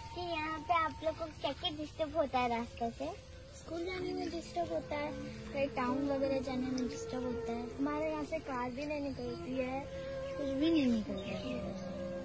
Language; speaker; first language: Hindi; non-native, local second language; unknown